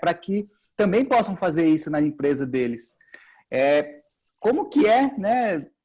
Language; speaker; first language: Portuguese; native; Portuguese